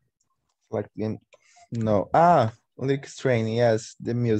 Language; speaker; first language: English; non-native, learner; Portuguese